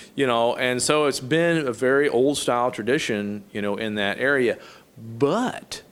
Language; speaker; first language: English; native; English